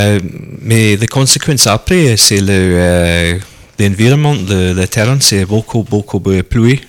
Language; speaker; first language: French; non-native, learner; English